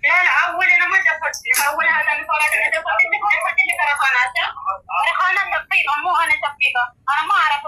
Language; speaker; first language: Arabic; non-native, learner; Amharic